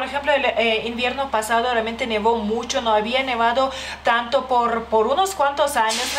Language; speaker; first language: Spanish; non-native, fluent; Lithuanian